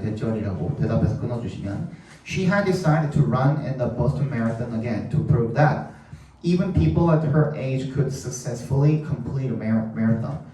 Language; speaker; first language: English; non-native, fluent; Korean